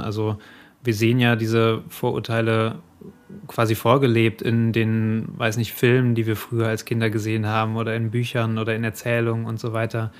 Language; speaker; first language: German; native; German